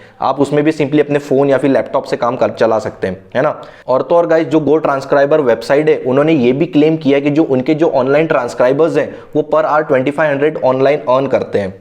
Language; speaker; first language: Hindi; non-native, local second language; Marathi